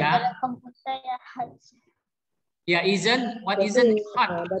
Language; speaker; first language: English; non-native, learner; Indonesian